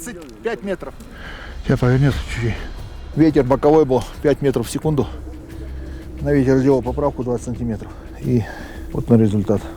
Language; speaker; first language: Russian; native; Russian